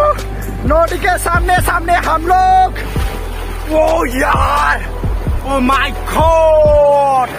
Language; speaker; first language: Hindi; non-native, local second language; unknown